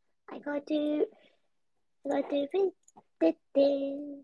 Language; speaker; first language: English; non-native, learner; Japanese